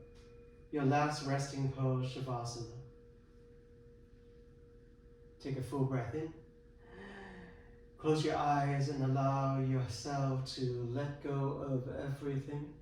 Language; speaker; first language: English; native; English